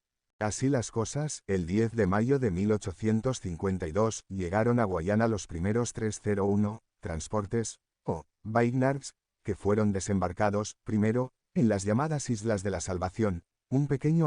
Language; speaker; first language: Spanish; native; Spanish